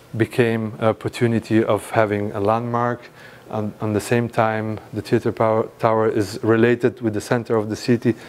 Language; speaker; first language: English; non-native, fluent; Italian